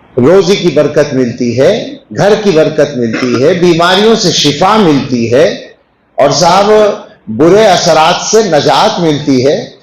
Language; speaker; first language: Urdu; native; Urdu